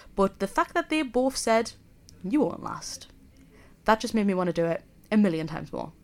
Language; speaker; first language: English; native; English